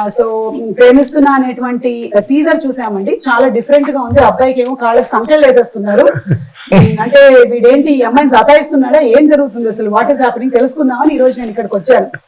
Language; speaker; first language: Telugu; non-native, local second language; Malayalam